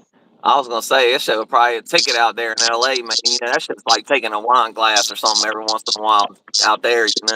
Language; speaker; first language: English; native; English